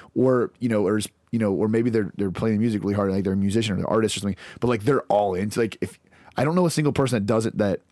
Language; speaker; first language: English; native; English